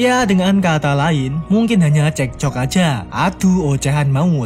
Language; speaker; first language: Indonesian; native; Indonesian